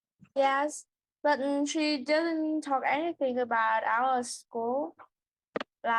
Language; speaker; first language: English; non-native, learner; Vietnamese